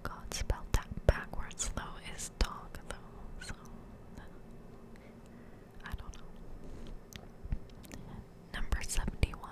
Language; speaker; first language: English; native; English